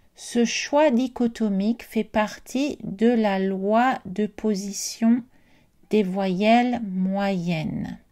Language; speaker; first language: French; native; French